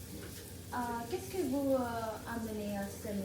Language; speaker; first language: French; non-native, learner; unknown